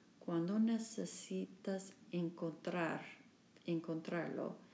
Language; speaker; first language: Spanish; non-native, learner; English